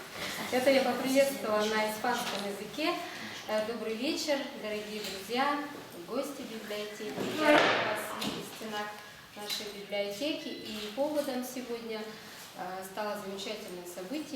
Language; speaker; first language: Russian; native; Russian